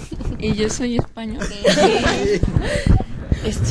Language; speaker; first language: Spanish; non-native, learner; French